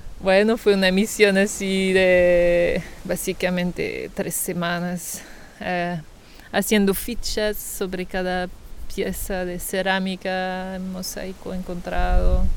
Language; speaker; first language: Spanish; non-native, fluent; French